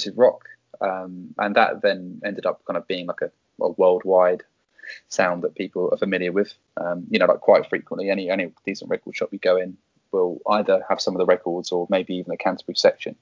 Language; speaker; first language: English; native; English